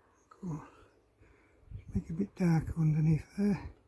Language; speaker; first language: English; native; English